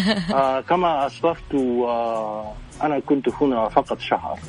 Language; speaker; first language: Arabic; non-native, fluent; Japanese